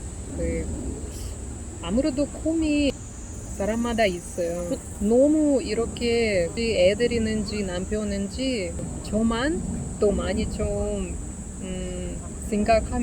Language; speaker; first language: Korean; non-native, learner; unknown